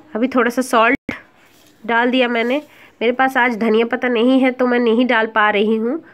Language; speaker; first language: Hindi; non-native, local second language; Bangla